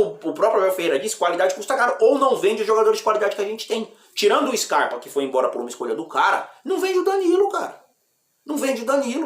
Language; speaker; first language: Portuguese; native; Portuguese